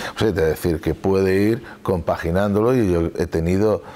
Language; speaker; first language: Spanish; native; Spanish